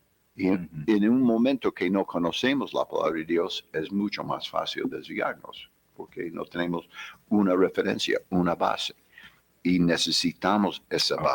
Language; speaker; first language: Spanish; non-native, fluent; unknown